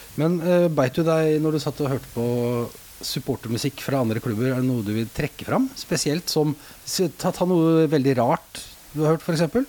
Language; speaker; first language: Norwegian; native; Norwegian